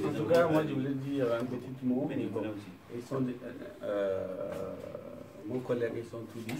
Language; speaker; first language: French; non-native, learner; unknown